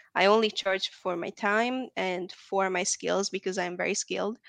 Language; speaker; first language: English; non-native, fluent; Hungarian